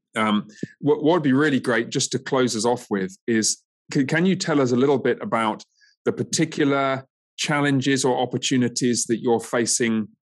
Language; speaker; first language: English; native; English